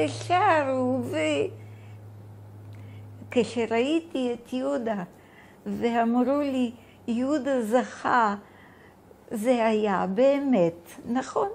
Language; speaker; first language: Hebrew; non-native, fluent; Bulgarian